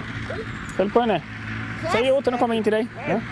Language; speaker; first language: Swedish; native; Swedish